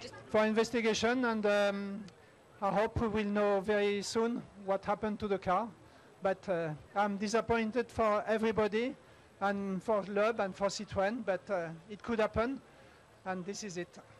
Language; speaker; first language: English; non-native, fluent; French